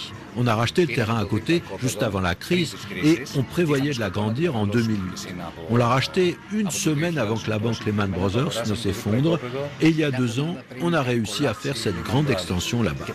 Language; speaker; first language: French; non-native, fluent; Greek